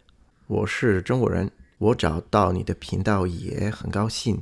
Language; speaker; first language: Chinese; non-native, learner; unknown